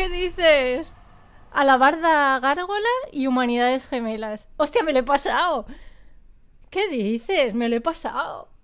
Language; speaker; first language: Spanish; native; Spanish